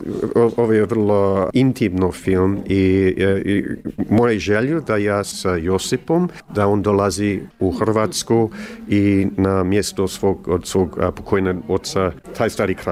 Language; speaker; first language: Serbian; early bilingual, heritage; English